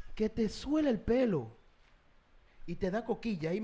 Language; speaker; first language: Spanish; early bilingual, other home language; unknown